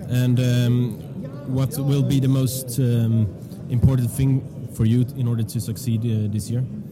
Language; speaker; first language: English; non-native, fluent; Swedish